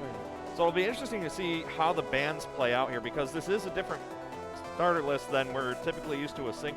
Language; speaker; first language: English; native; English